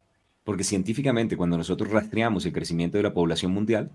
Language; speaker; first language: Spanish; native; Spanish